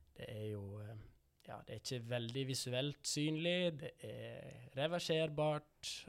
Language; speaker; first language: Norwegian; early bilingual, other home language; Dutch